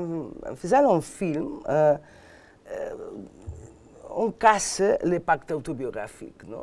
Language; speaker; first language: French; non-native, learner; Catalan